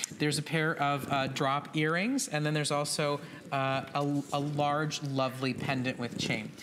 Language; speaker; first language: English; native; English